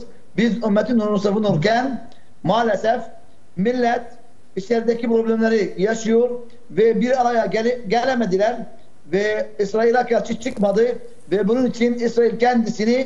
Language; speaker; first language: Turkish; non-native, fluent; Arabic